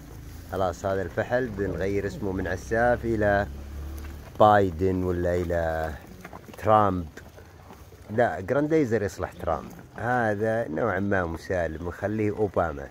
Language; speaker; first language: Arabic; native; Arabic